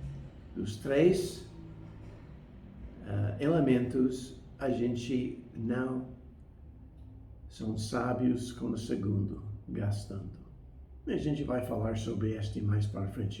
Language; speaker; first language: Portuguese; non-native, fluent; English